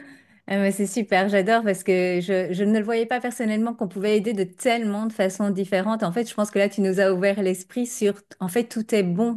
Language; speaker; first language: French; native; French